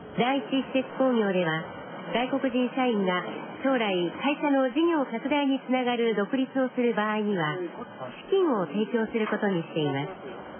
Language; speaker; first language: Japanese; native; Japanese